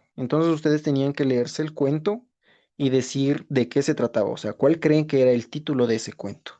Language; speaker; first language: Spanish; native; Spanish